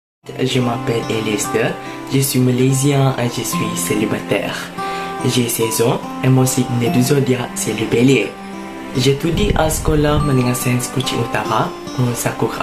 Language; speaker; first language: French; non-native, learner; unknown